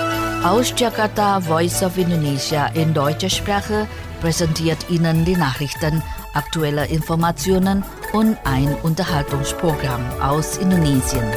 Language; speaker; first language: German; non-native, fluent; Indonesian